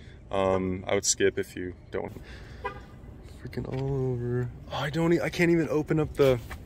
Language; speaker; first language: English; native; English